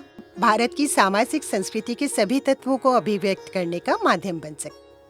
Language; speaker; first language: Hindi; native; Hindi